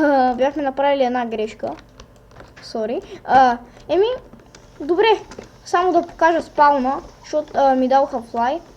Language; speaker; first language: Bulgarian; native; Bulgarian